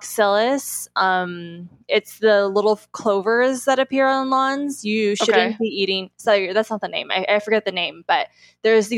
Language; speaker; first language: English; native; English